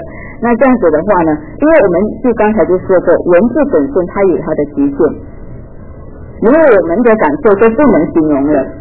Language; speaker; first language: Chinese; native; Chinese